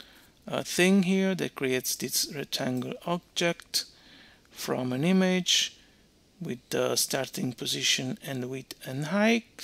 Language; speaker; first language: English; non-native, fluent; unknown